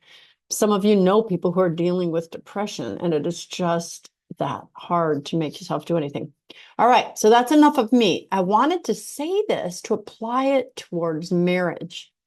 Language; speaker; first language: English; native; English